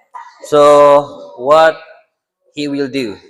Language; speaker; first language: English; non-native, learner; Indonesian